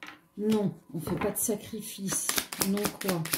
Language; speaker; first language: French; native; French